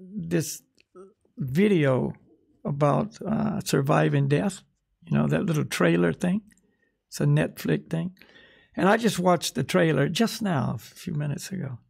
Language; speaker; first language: English; native; English